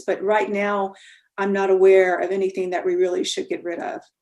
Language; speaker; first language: English; native; English